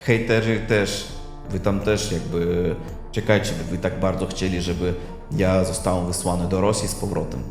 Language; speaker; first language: Polish; non-native, learner; Russian